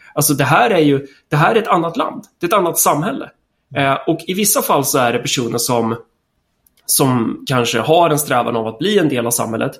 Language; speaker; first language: Swedish; native; Swedish